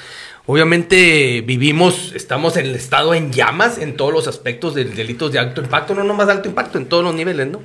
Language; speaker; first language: Spanish; native; Spanish